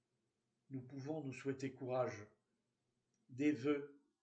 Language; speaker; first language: French; native; French